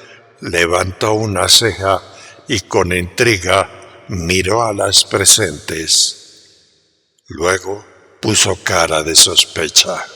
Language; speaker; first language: Spanish; native; Spanish